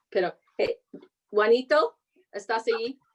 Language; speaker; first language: Spanish; non-native, fluent; English